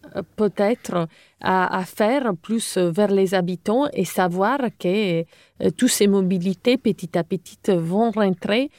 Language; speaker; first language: French; non-native, fluent; Italian